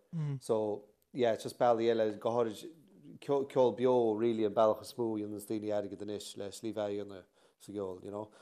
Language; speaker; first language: Irish; native; Irish